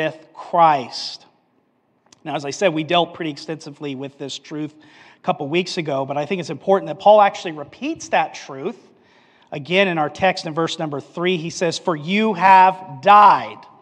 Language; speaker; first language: English; native; English